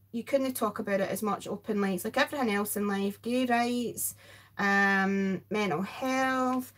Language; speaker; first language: English; native; English